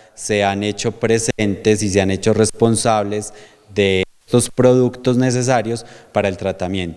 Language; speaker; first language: Spanish; native; Spanish